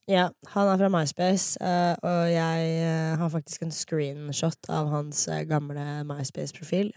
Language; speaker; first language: Norwegian; early bilingual, other home language; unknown